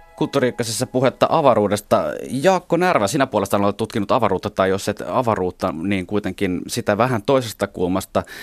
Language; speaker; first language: Finnish; native; Finnish